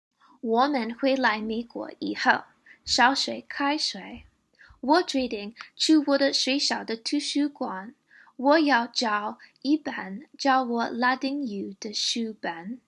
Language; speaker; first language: Chinese; non-native, learner; English